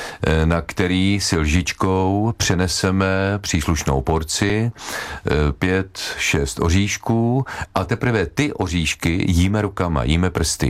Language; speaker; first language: Czech; native; Czech